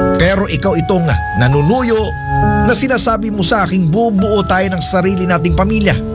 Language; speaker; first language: Filipino; non-native, local second language; Cebuano